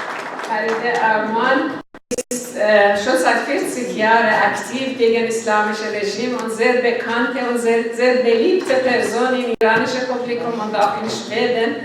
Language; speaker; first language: German; non-native, local second language; Persian